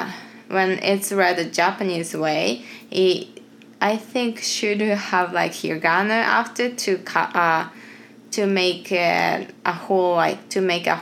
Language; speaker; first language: English; non-native, fluent; Japanese